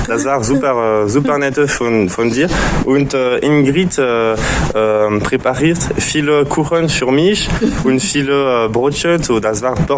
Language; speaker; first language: German; non-native, learner; French